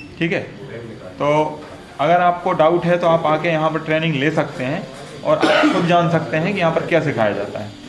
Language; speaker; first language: Hindi; native; Hindi